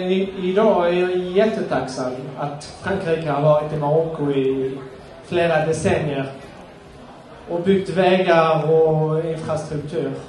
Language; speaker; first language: Swedish; non-native, fluent; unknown